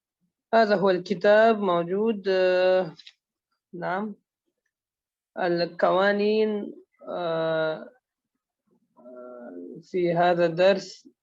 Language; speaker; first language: Arabic; non-native, fluent; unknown